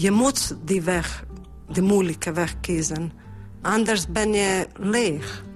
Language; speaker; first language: Dutch; non-native, fluent; Bosnian